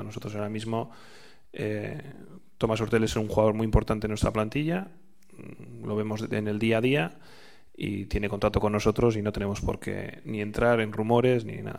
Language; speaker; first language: Spanish; native; Spanish